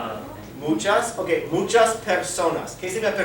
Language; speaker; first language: Spanish; non-native, fluent; English